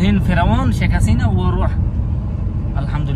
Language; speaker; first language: Arabic; non-native, learner; Bangla